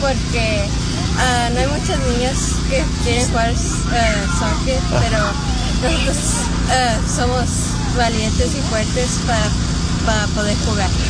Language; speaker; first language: Spanish; early bilingual, other home language; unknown